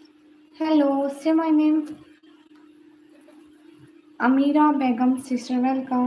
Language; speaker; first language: English; non-native, learner; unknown